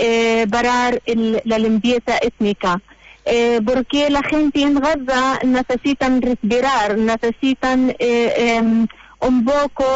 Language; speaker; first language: Spanish; non-native, learner; Arabic